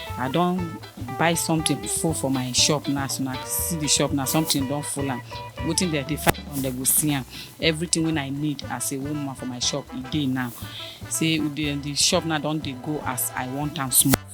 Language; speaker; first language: Nigerian Pidgin; native; Nigerian Pidgin